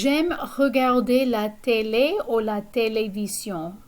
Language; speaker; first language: French; non-native, fluent; English